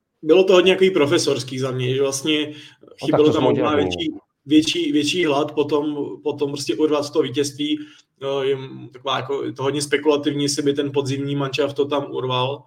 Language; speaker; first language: Czech; native; Czech